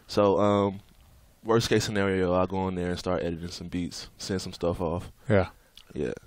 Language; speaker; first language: English; native; English